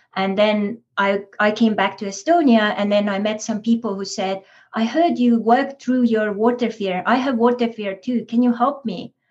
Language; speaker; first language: English; non-native, fluent; Estonian